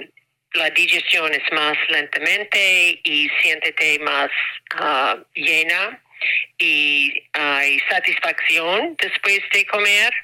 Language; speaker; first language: Spanish; non-native, learner; English